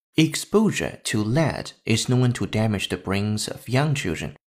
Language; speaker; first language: English; non-native, fluent; Chinese